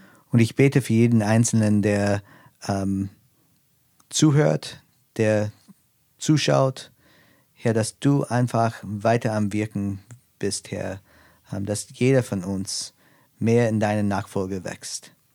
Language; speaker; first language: German; early bilingual, other home language; English